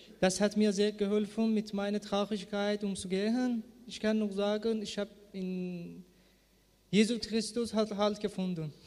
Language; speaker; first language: German; non-native, fluent; Persian